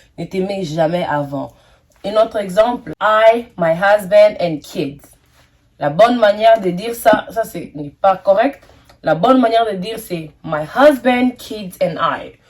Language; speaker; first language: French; non-native, local second language; Lingala